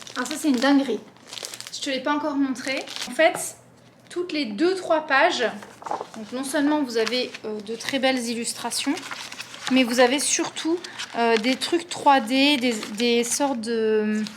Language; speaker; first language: French; native; French